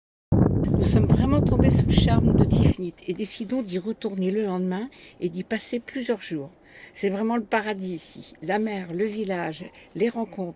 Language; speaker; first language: French; native; French